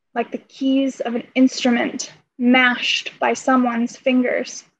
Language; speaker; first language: English; native; English